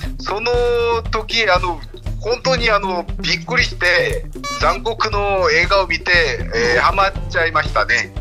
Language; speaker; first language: Japanese; non-native, fluent; Korean